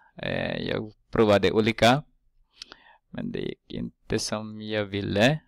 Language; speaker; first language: Swedish; non-native, fluent; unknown